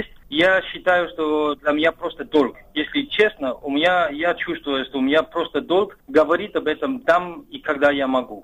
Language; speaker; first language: Russian; non-native, fluent; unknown